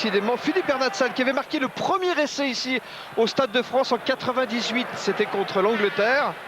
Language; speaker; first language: French; native; French